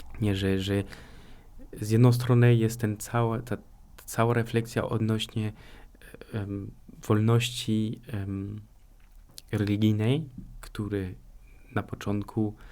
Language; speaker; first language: Polish; non-native, fluent; French